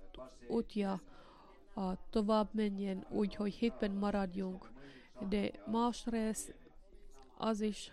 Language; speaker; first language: Hungarian; non-native, learner; Finnish